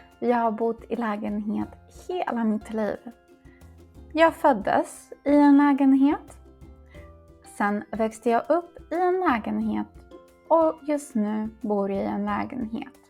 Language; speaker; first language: Swedish; non-native, fluent; Polish